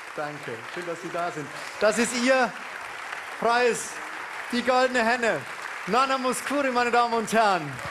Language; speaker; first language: German; native; German